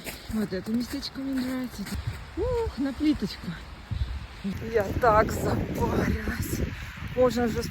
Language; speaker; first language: Russian; native; Russian